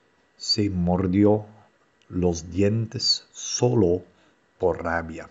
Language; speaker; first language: Spanish; non-native, fluent; Dutch